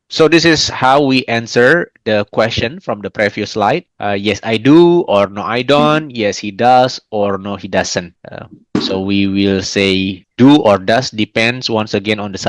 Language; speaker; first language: English; non-native, fluent; Indonesian